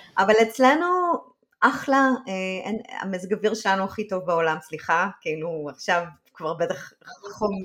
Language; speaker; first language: Hebrew; early bilingual, other home language; English